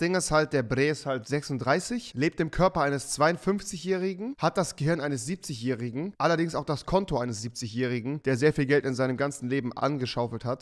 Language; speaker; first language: German; native; German